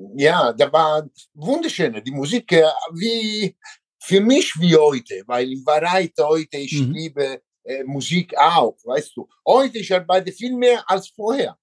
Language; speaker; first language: German; non-native, learner; Italian